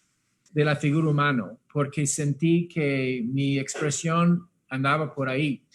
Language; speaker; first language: Spanish; early bilingual, heritage; English